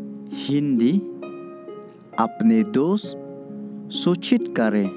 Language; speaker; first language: Hindi; non-native, local second language; Khasi